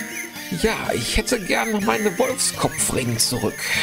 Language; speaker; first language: German; native; German